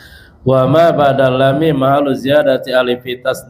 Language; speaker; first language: Arabic; non-native, fluent; Indonesian